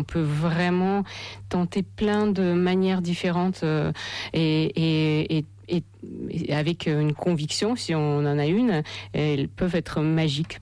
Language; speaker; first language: French; non-native, fluent; Russian